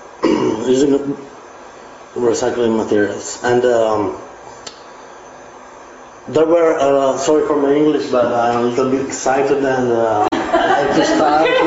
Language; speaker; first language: English; non-native, learner; Italian